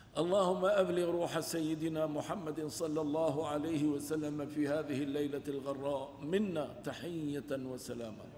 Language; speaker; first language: Arabic; non-native, local second language; Kurdish